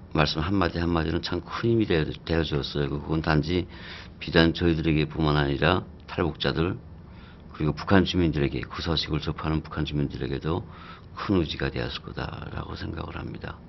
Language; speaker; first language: Korean; native; Korean